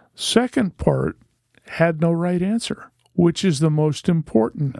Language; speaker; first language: English; native; English